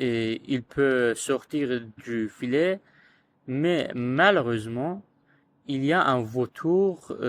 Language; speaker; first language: French; non-native, learner; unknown